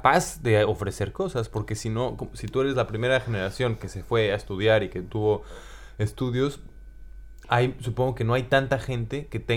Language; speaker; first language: Spanish; native; Spanish